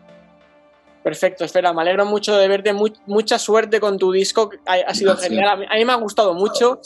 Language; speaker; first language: Spanish; native; Spanish